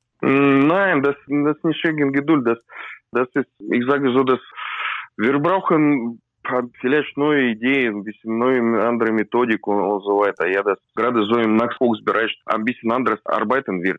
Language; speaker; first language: German; non-native, learner; Russian